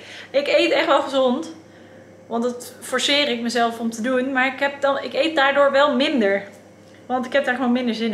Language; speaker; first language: Dutch; native; Dutch